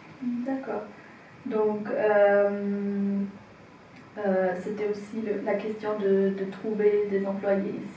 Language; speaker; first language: French; non-native, fluent; German